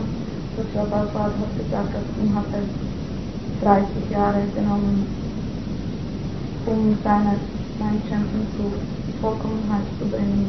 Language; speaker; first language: German; non-native, fluent; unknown